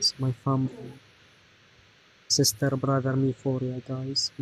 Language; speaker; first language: English; non-native, learner; Arabic